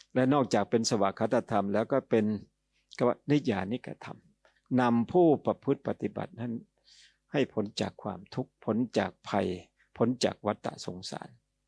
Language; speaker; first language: Thai; native; Thai